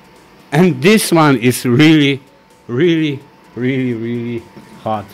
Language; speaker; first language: English; non-native, learner; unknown